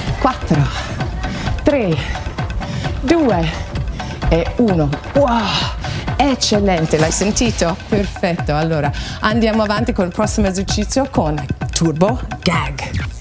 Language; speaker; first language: Italian; non-native, fluent; English